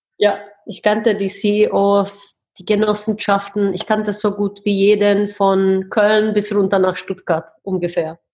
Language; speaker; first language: German; non-native, fluent; Czech